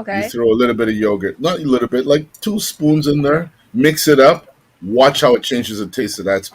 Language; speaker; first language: English; native; English